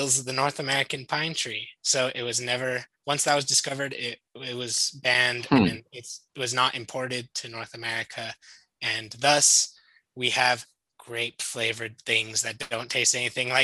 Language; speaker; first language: English; native; English